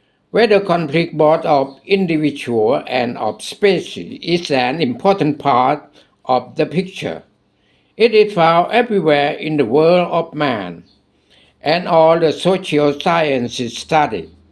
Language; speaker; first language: English; non-native, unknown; Thai